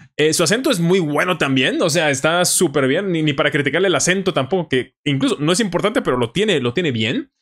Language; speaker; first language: Spanish; native; Spanish